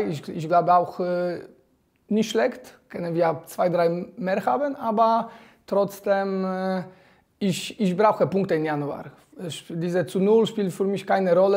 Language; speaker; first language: German; non-native, fluent; Polish